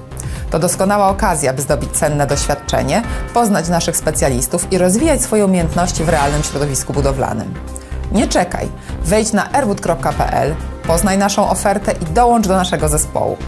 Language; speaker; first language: Polish; native; Polish